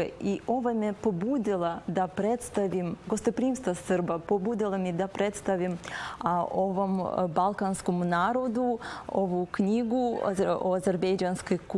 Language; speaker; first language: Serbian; non-native, learner; Azerbaijani